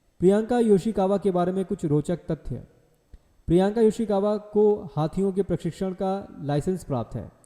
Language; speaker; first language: Hindi; native; Hindi